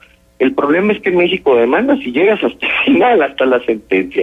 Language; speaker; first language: Spanish; native; Spanish